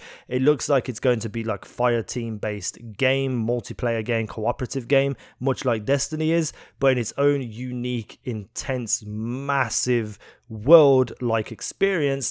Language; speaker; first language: English; native; English